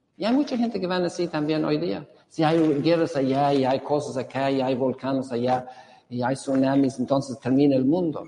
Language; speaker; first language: Spanish; non-native, fluent; English